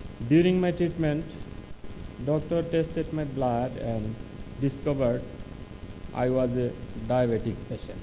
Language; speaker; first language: English; non-native, local second language; Bangla